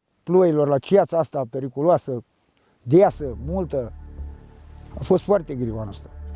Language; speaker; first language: Romanian; native; Romanian